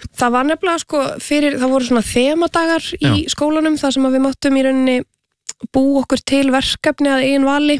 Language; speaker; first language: Icelandic; native; Icelandic